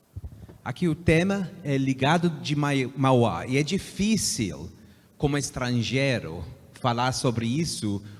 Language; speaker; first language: Portuguese; non-native, fluent; English